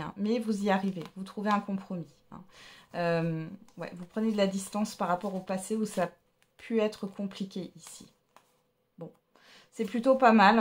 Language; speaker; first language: French; native; French